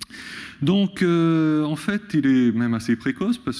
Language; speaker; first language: French; native; French